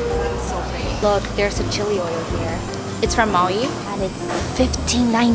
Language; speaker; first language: English; non-native, fluent; Japanese